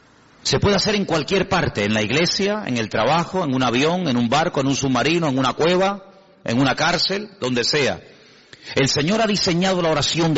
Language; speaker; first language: Spanish; native; Spanish